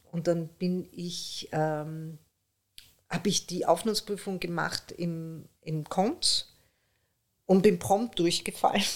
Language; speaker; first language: German; early bilingual, other home language; Persian